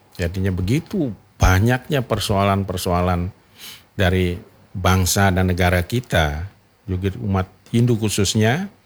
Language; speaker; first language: Malay; non-native, local second language; Balinese